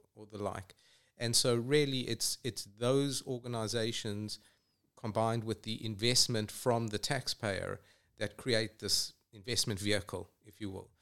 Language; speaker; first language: English; native; English